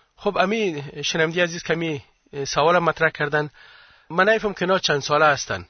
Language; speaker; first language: Persian; native; Persian